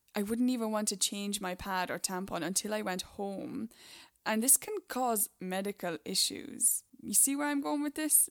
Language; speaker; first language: English; native; English